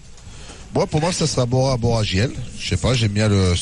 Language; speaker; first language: French; native; French